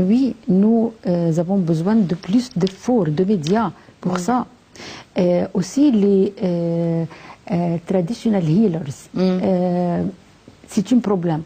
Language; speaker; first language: French; non-native, fluent; Arabic